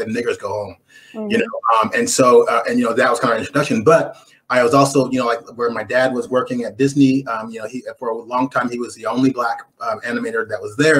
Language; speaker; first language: English; native; English